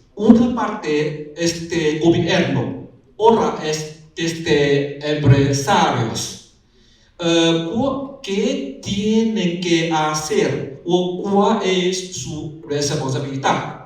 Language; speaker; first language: Spanish; non-native, learner; Chinese